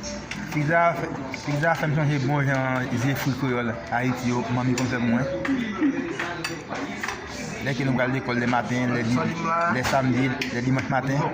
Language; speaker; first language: French; non-native, learner; Haitian Creole